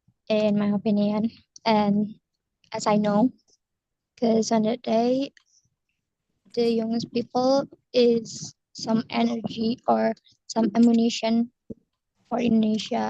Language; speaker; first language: English; non-native, learner; Indonesian